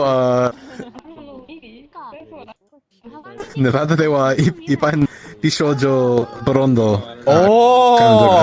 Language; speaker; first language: Japanese; non-native, learner; Spanish